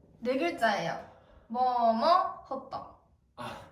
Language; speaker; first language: Korean; non-native, learner; Japanese